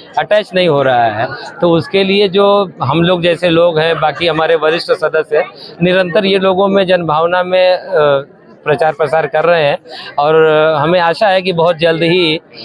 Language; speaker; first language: Hindi; native; Hindi